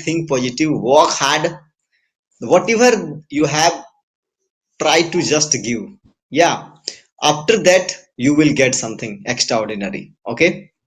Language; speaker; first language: English; non-native, fluent; Hindi